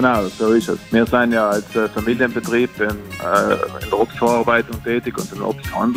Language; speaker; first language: German; native; German